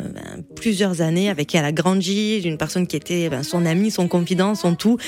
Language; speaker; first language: French; native; French